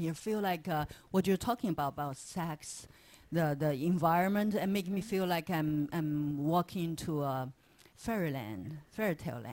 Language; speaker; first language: English; non-native, fluent; Chinese